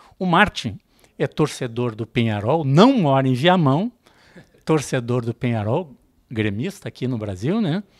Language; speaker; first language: Portuguese; native; Portuguese